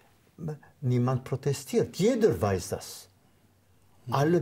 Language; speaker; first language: German; non-native, fluent; Arabic